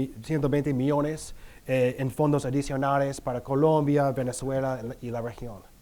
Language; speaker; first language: Spanish; non-native, fluent; English